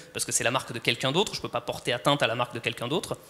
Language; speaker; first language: French; native; French